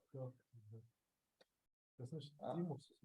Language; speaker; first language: German; early bilingual, other home language; Urdu